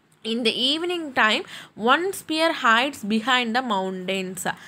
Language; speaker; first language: English; non-native, local second language; Tamil